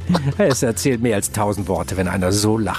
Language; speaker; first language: German; native; German